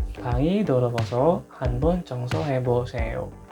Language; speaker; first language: Korean; non-native, fluent; Indonesian